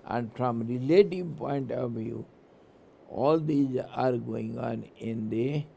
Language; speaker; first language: English; non-native, local second language; Hindi